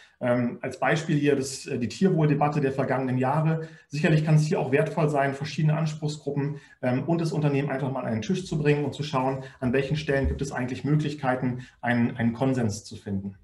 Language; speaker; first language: German; native; German